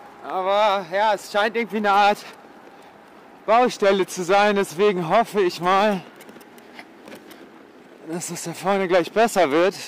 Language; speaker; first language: German; native; German